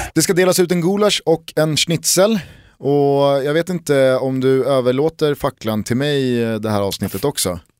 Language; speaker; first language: Swedish; native; Swedish